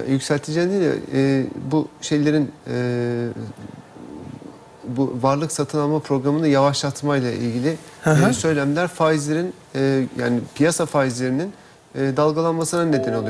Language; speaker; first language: Turkish; native; Turkish